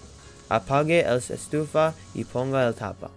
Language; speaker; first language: Spanish; non-native, learner; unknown